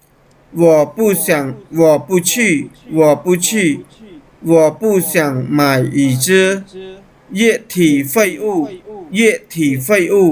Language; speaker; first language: Chinese; non-native, fluent; Khmer